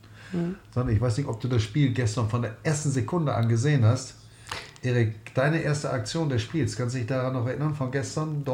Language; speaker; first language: German; native; German